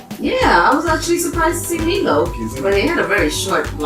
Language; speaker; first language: English; native; English